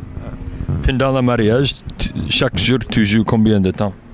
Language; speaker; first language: French; non-native, learner; English